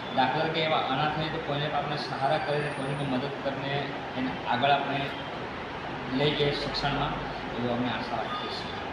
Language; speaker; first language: Gujarati; native; Gujarati